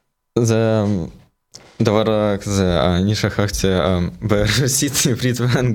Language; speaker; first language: Hebrew; non-native, learner; Russian